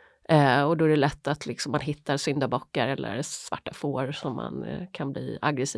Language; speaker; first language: Swedish; native; Swedish